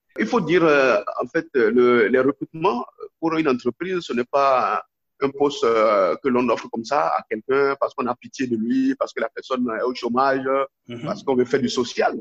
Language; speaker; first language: French; non-native, local second language; Yoruba